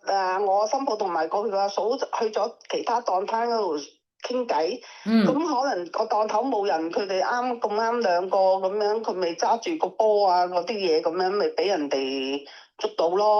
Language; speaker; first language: Cantonese; native; Cantonese